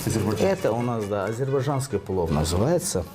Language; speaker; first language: Russian; non-native, learner; Azerbaijani